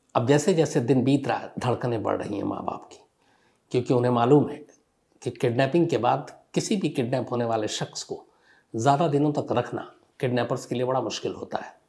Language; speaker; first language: Hindi; native; Hindi